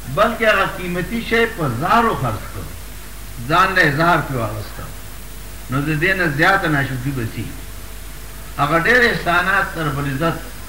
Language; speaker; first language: Urdu; non-native, local second language; Pashto